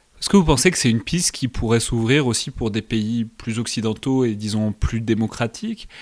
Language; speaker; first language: French; native; French